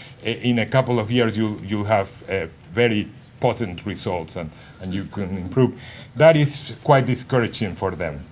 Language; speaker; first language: English; non-native, fluent; Spanish